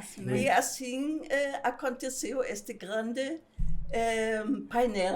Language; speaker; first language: Portuguese; non-native, fluent; German